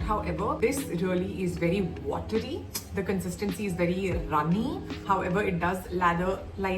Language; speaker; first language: English; native; English